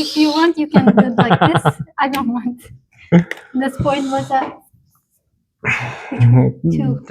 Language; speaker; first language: English; non-native, learner; Turkish